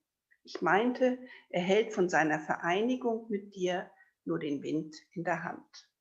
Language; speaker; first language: German; native; German